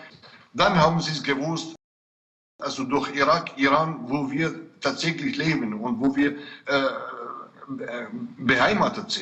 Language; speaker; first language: German; non-native, fluent; Kurdish